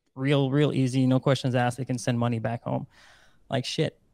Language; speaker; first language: English; non-native, fluent; Dutch